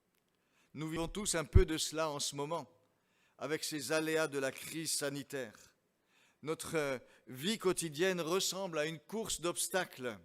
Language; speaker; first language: French; native; French